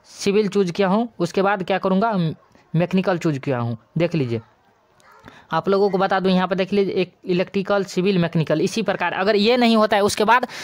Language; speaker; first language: Hindi; native; Hindi